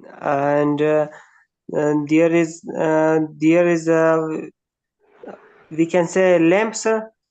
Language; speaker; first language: English; non-native, learner; Persian